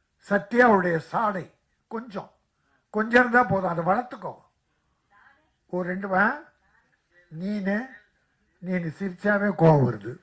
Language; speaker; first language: Tamil; native; Tamil